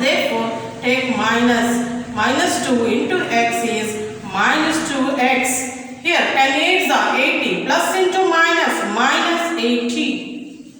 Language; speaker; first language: English; non-native, local second language; Kannada